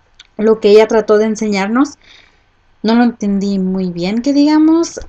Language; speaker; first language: Spanish; early bilingual, heritage; Spanish